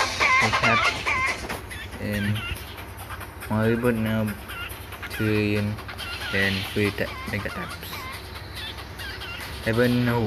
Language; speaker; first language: English; non-native, learner; Indonesian